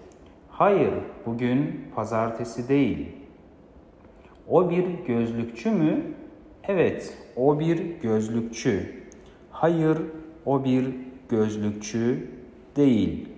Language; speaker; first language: Turkish; non-native, fluent; Kazakh